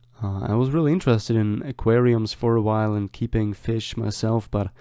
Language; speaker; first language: English; non-native, fluent; German